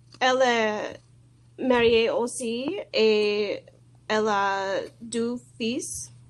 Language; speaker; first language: French; non-native, learner; English